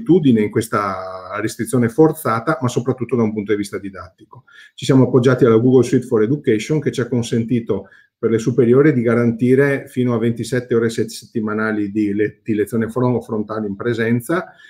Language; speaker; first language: Italian; native; Italian